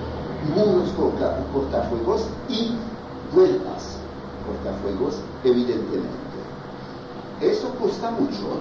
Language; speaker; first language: Spanish; non-native, fluent; French